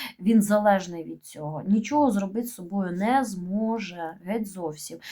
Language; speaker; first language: Ukrainian; non-native, local second language; Russian